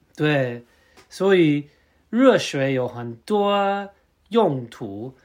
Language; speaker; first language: Chinese; non-native, learner; English